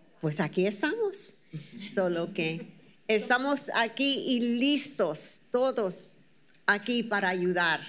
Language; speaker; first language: Spanish; early bilingual, heritage; Spanish